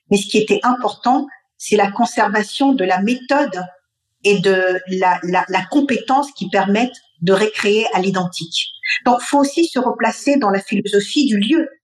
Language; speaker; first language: French; non-native, local second language; Bambara